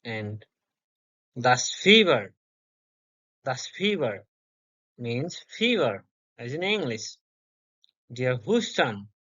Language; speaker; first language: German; non-native, learner; English